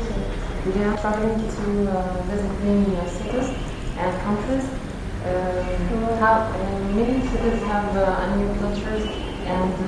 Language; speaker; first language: English; non-native, learner; Arabic